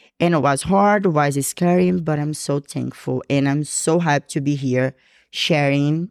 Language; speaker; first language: English; non-native, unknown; Portuguese